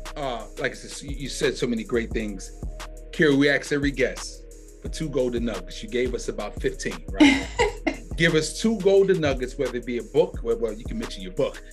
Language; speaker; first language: English; native; English